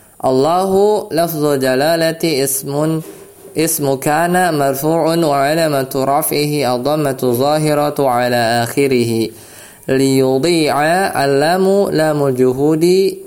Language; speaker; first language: Arabic; non-native, fluent; Indonesian